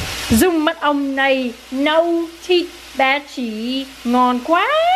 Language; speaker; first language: Vietnamese; non-native, learner; English